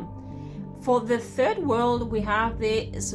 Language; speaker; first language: English; non-native, fluent; Spanish